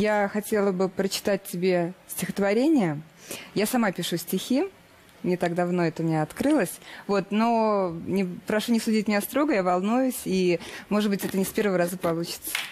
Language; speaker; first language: Russian; native; Russian